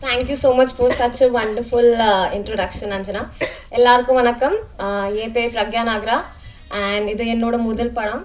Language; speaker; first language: Tamil; non-native, fluent; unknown